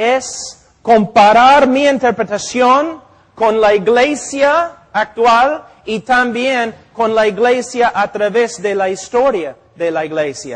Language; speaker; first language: Spanish; non-native, fluent; English